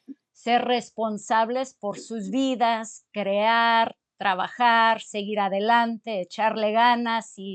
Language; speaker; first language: Spanish; early bilingual, other home language; English